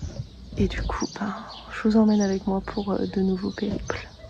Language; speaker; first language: French; native; French